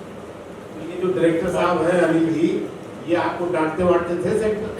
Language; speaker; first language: Hindi; native; Hindi